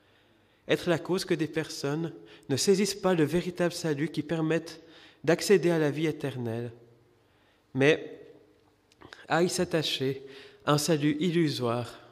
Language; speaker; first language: French; native; French